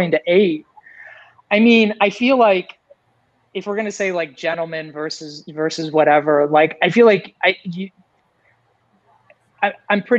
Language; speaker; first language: English; native; English